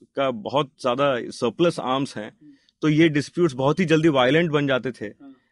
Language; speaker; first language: Hindi; non-native, local second language; Telugu